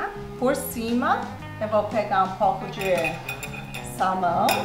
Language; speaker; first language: Portuguese; non-native, fluent; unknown